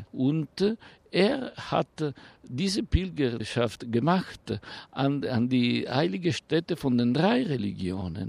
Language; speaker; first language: German; non-native, fluent; Italian